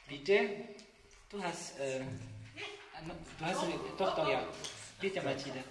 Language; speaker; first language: German; non-native, fluent; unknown